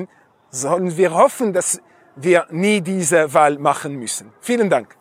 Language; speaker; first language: German; non-native, fluent; Hebrew